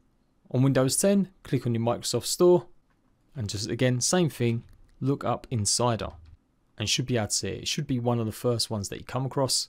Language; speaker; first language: English; native; English